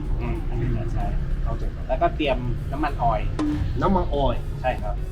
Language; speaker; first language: Thai; native; Thai